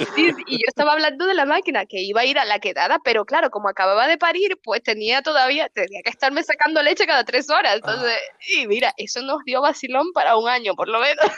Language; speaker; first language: Spanish; native; Spanish